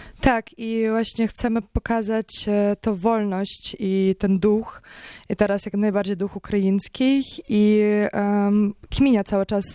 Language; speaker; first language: Polish; non-native, learner; Ukrainian